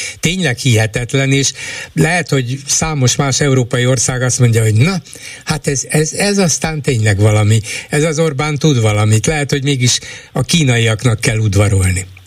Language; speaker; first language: Hungarian; native; Hungarian